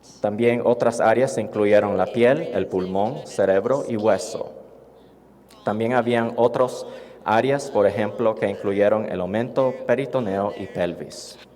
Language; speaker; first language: Spanish; non-native, fluent; English